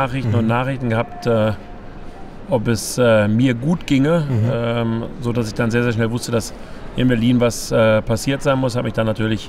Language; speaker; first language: German; native; German